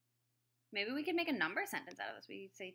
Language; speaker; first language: English; native; English